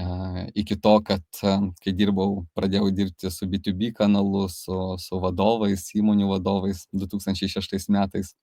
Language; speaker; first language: Lithuanian; native; Lithuanian